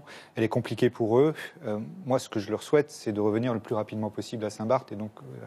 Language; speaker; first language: French; native; French